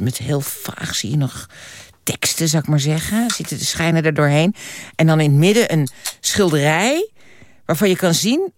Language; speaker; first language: Dutch; native; Dutch